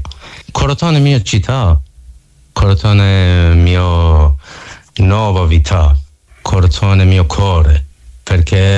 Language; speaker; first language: Italian; non-native, learner; Persian